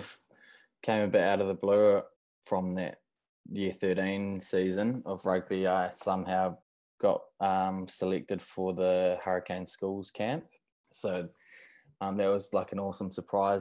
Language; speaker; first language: English; native; English